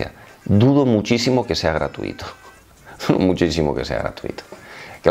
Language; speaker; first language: Spanish; native; Spanish